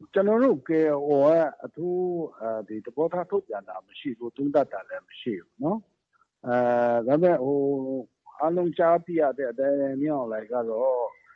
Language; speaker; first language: Burmese; non-native, local second language; Kachin